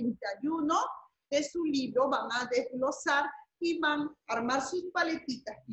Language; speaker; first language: Spanish; native; Spanish